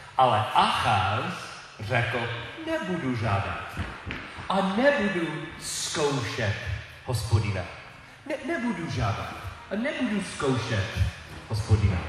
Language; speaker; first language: Czech; non-native, learner; English